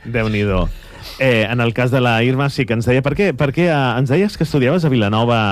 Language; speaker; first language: Catalan; native; Catalan